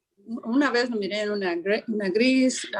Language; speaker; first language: Spanish; native; Spanish